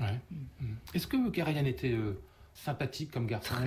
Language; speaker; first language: French; native; French